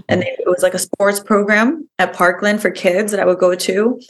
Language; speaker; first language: English; early bilingual, other home language; Spanish